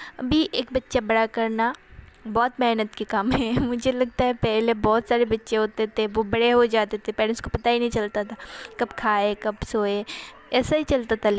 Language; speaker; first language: Hindi; non-native, local second language; Bangla